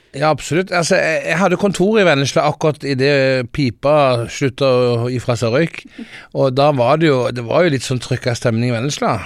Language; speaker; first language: Norwegian; early bilingual, heritage; Norwegian